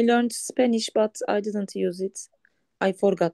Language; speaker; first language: English; non-native, learner; Turkish